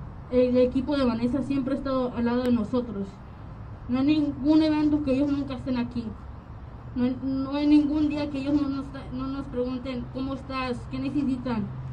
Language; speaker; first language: Spanish; early bilingual, heritage; Spanish